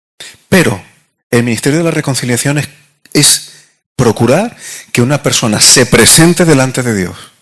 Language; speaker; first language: Spanish; native; Spanish